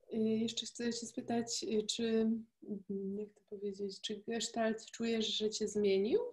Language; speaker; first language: Polish; native; Polish